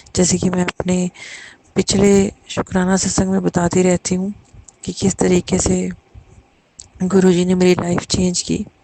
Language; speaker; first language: Hindi; native; Hindi